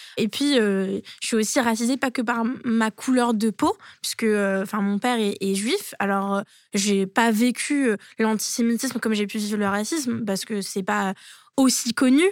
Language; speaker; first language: French; native; French